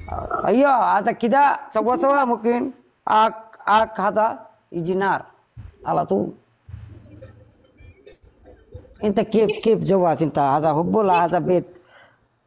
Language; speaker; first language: Arabic; non-native, learner; Bangla